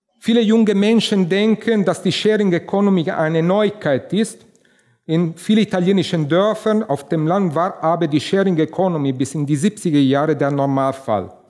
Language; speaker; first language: German; non-native, fluent; Italian